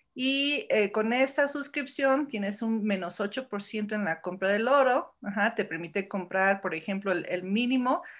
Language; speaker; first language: Spanish; early bilingual, heritage; Spanish